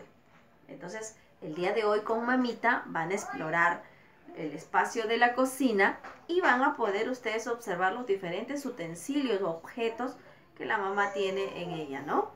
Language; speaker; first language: Spanish; native; Spanish